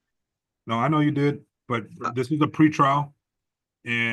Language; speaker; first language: English; native; English